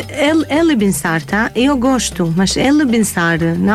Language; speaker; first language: Portuguese; non-native, learner; Arabic